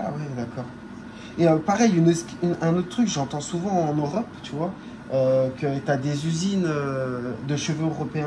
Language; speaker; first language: French; native; French